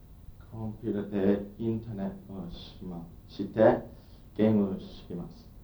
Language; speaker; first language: Japanese; non-native, learner; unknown